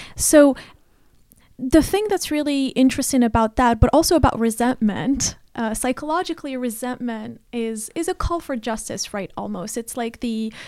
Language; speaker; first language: English; non-native, fluent; Arabic